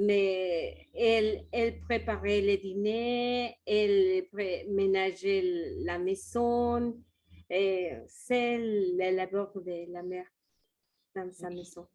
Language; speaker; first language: French; non-native, learner; Spanish